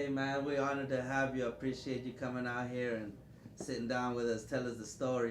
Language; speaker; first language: English; native; English